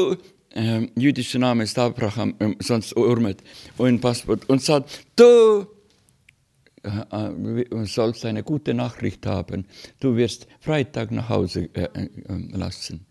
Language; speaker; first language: German; non-native, learner; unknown